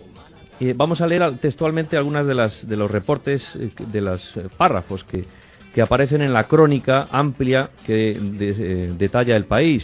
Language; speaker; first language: Spanish; native; Spanish